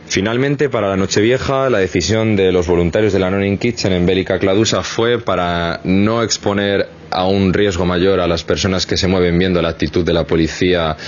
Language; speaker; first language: Spanish; native; Spanish